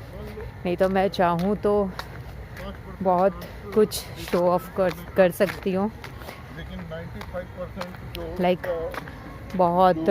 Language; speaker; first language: Hindi; native; Hindi